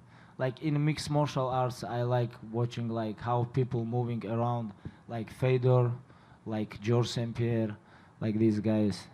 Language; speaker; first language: English; non-native, learner; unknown